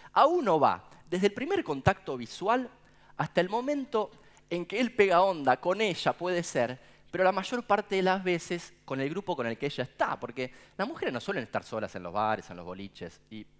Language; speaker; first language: Spanish; native; Spanish